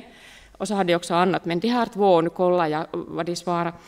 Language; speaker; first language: Swedish; non-native, local second language; Finnish